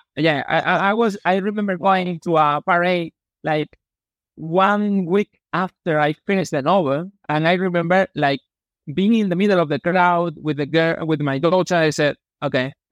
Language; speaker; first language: English; non-native, fluent; Spanish